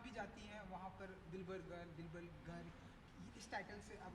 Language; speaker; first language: Hindi; native; Hindi